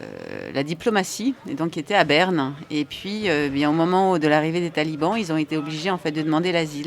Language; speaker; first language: French; native; French